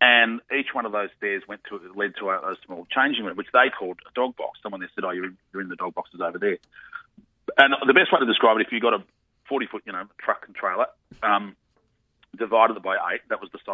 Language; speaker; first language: English; native; English